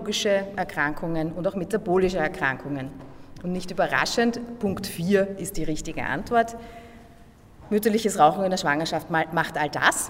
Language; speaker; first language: German; native; German